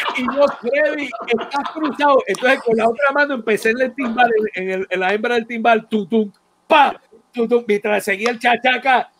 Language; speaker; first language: Spanish; native; Spanish